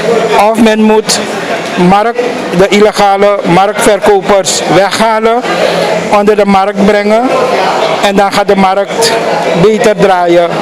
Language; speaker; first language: Dutch; native; Dutch